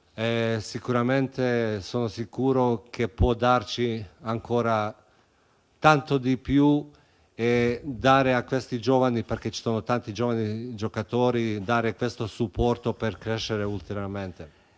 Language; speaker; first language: Italian; non-native, fluent; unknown